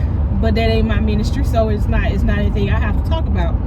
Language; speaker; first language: English; native; English